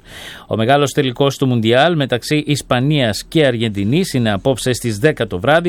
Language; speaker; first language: Greek; native; Greek